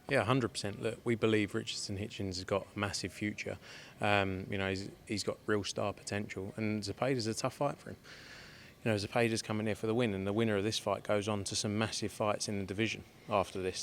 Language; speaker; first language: English; native; English